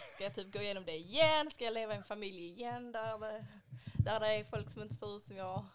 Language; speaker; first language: Swedish; native; Swedish